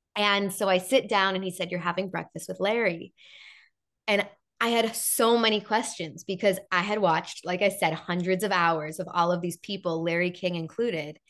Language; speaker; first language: English; native; English